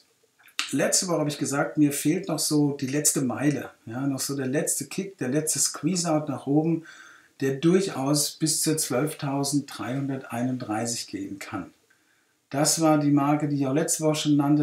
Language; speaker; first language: German; native; German